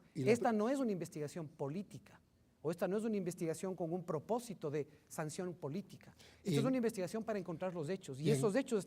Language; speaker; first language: Spanish; native; Spanish